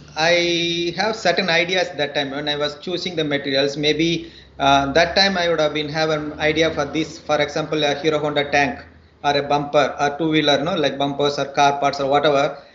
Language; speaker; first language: English; non-native, local second language; Tamil